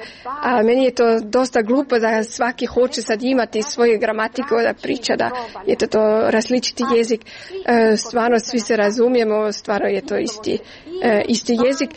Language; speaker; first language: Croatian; non-native, fluent; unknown